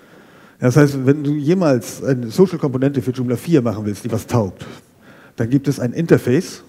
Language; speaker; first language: German; native; German